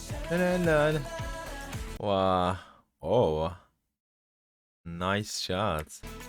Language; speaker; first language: English; non-native, learner; Turkish